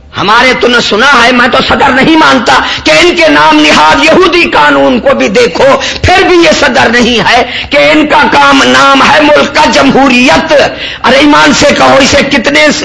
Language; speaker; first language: Urdu; non-native, local second language; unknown